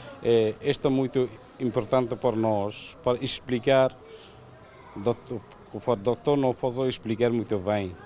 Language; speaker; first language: Portuguese; non-native, learner; Bangla